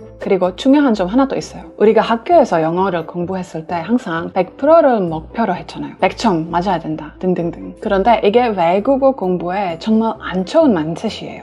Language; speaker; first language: Korean; non-native, fluent; English